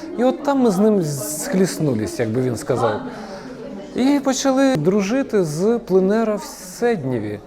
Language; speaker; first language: Ukrainian; native; Ukrainian